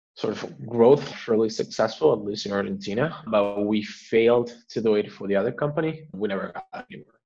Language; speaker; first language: English; non-native, fluent; Spanish